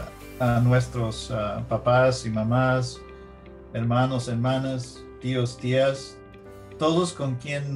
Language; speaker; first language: Spanish; early bilingual, heritage; English